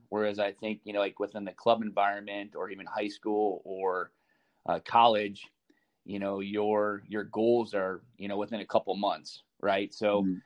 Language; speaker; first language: English; native; English